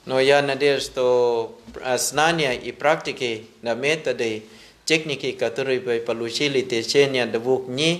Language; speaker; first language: Russian; non-native, fluent; Thai